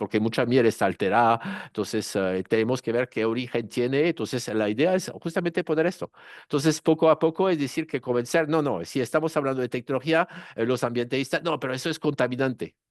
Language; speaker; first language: Spanish; non-native, fluent; French